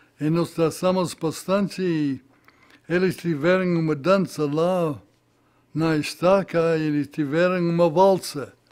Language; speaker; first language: Portuguese; non-native, fluent; English